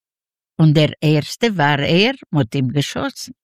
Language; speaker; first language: German; non-native, learner; Yiddish